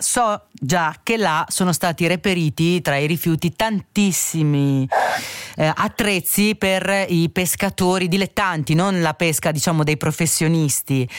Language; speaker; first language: Italian; native; Italian